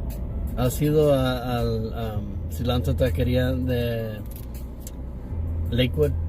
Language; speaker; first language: Spanish; early bilingual, heritage; English